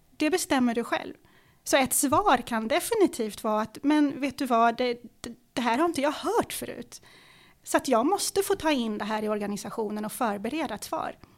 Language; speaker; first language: Swedish; early bilingual, other home language; Arabic